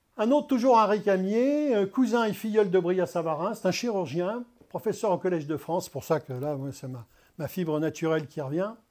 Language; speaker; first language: French; native; French